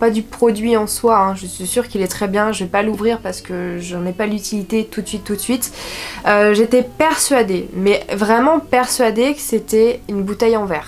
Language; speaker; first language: French; native; French